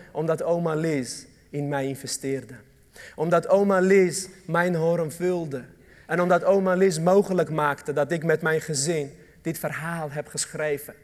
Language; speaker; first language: Dutch; early bilingual, other home language; Armenian